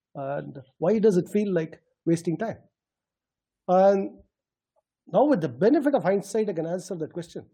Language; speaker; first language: English; non-native, local second language; Tamil